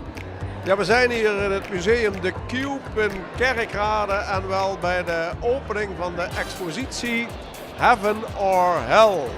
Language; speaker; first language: Dutch; native; Dutch